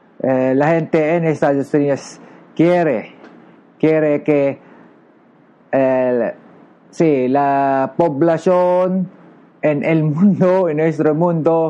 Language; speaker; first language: Spanish; non-native, learner; Filipino